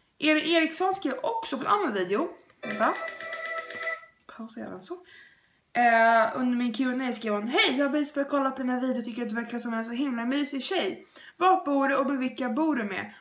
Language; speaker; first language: Swedish; native; Swedish